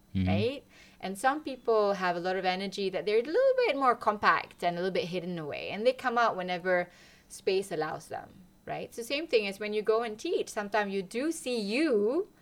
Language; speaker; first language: English; non-native, local second language; Malay